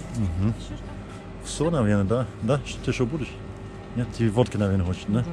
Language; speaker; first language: Russian; non-native, fluent; English